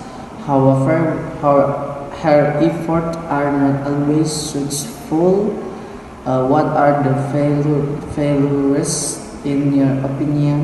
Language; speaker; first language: English; non-native, learner; Indonesian